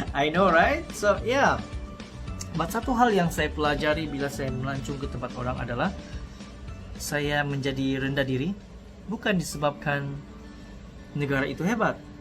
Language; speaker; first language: Malay; early bilingual, other home language; Cebuano